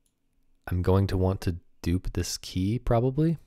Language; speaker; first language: English; native; English